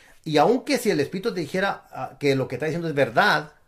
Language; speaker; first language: Spanish; native; Spanish